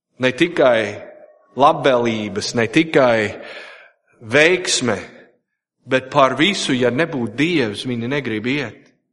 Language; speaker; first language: Latvian; non-native, fluent; English